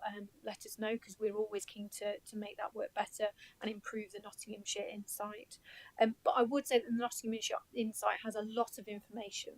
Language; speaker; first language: English; native; English